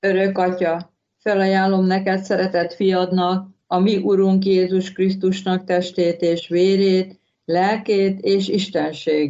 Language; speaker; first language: Hungarian; native; Hungarian